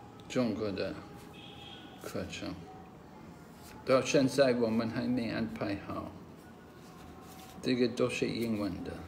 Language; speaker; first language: Chinese; non-native, learner; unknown